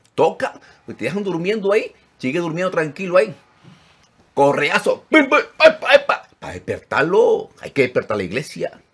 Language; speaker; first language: Spanish; native; Spanish